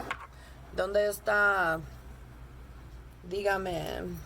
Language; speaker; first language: Spanish; non-native, learner; English